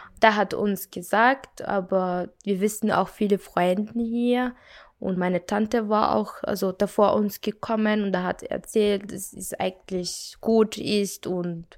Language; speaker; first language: German; non-native, learner; Arabic